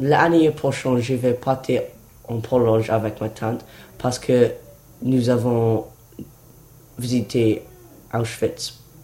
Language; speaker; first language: French; non-native, learner; English